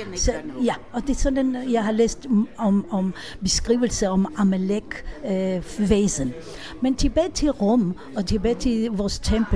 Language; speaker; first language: Danish; non-native, fluent; Hebrew